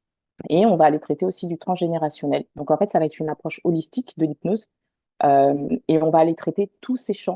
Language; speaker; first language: French; native; French